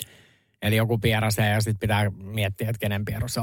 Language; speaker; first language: Finnish; native; Finnish